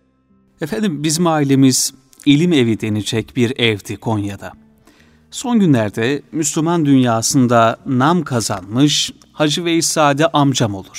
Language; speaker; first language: Turkish; native; Turkish